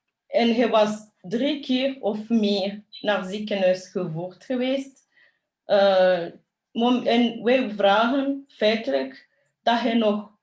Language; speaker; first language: Dutch; early bilingual, other home language; Kinyarwanda